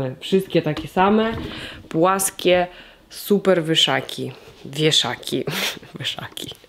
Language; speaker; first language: Polish; non-native, fluent; Russian